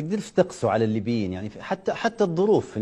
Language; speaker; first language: Arabic; native; Arabic